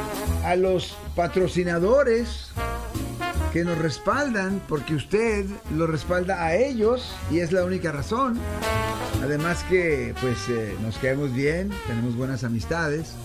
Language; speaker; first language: Spanish; native; Spanish